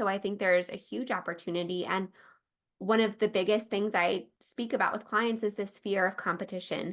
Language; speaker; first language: English; native; English